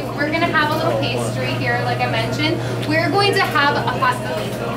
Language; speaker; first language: English; native; English